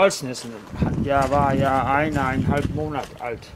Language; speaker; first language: German; non-native, learner; Danish